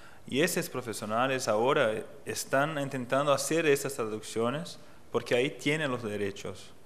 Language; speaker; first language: Spanish; non-native, fluent; Portuguese